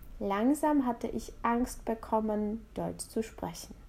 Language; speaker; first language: German; non-native, fluent; Czech